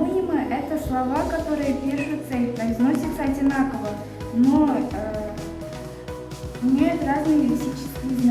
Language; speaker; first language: Russian; non-native, local second language; Kazakh